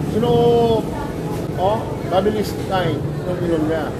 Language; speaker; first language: Filipino; non-native, learner; Korean